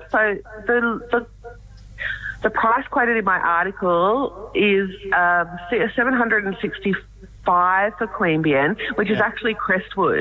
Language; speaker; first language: English; native; English